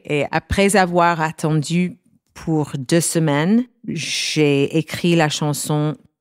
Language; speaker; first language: French; non-native, fluent; English